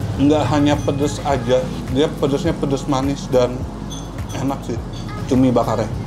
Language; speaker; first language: Indonesian; native; Indonesian